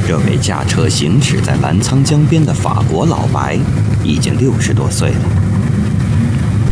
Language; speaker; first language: Chinese; native; Chinese